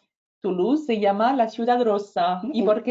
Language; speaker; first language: Spanish; non-native, fluent; French